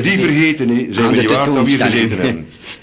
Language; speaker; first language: Dutch; native; Dutch